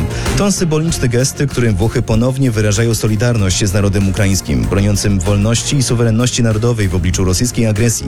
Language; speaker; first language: Polish; native; Polish